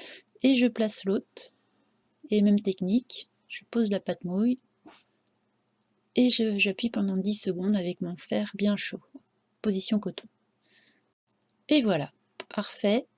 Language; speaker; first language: French; native; French